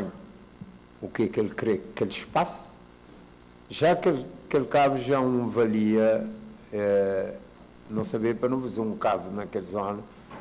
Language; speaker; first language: Portuguese; non-native, local second language; Kabuverdianu